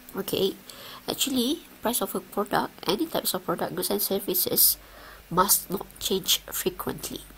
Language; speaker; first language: English; non-native, local second language; Malay